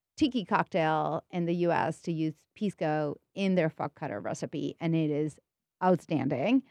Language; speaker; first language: English; early bilingual, other home language; Spanish